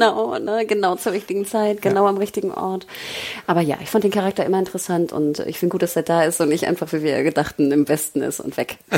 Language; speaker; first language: German; native; German